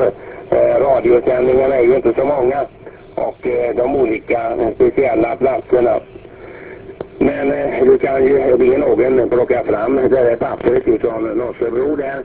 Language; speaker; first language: Swedish; native; Swedish